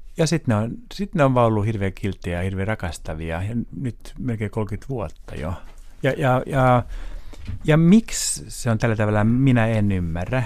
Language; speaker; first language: Finnish; non-native, local second language; Swedish